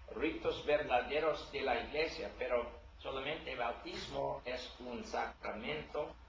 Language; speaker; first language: Spanish; non-native, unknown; English